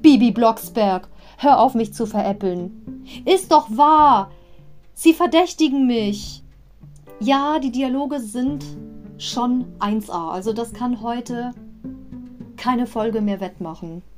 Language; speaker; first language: German; native; German